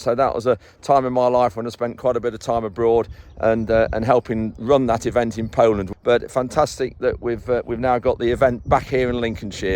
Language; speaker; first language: English; native; English